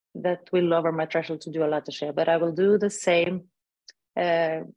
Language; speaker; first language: English; non-native, fluent; Norwegian